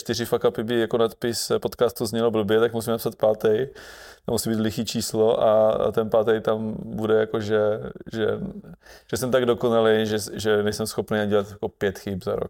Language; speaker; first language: Czech; native; Czech